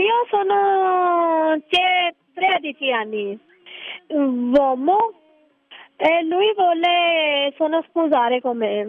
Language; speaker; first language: Italian; non-native, learner; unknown